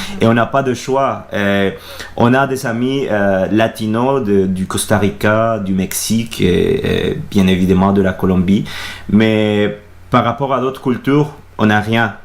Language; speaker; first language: French; non-native, fluent; Spanish